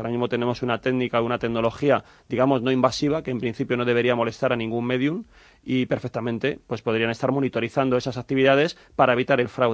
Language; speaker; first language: Spanish; native; Spanish